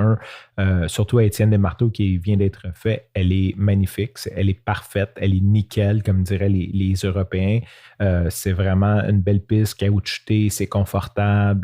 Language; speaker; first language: French; native; French